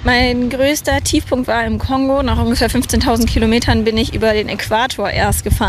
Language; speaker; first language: German; native; German